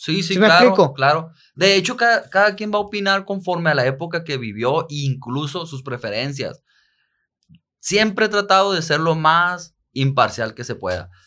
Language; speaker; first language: Spanish; native; Spanish